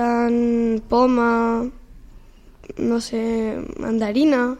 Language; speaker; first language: Catalan; non-native, local second language; Spanish